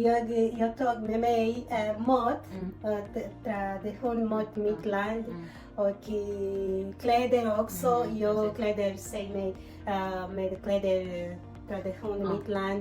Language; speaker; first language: Swedish; non-native, learner; Portuguese